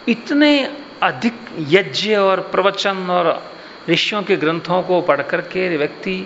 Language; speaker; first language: Hindi; non-native, local second language; Gujarati